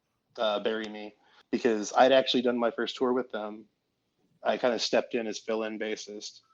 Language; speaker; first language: English; native; English